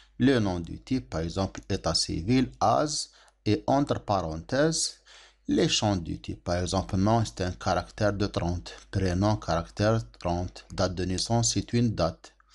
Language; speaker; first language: French; non-native, local second language; Arabic